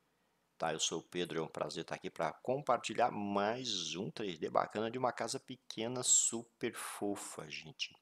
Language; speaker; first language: Portuguese; native; Portuguese